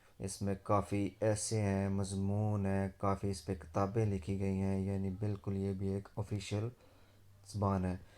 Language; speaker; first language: Urdu; non-native, local second language; Punjabi